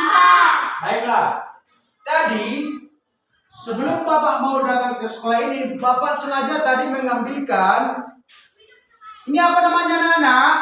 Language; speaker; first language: Indonesian; native; Indonesian